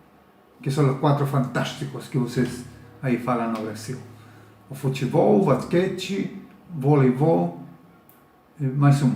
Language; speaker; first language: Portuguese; non-native, learner; Spanish